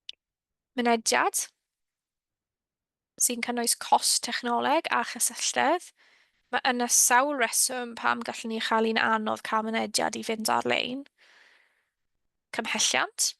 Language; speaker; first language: Welsh; native; Welsh